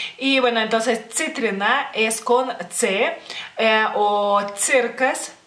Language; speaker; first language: Spanish; non-native, fluent; Lithuanian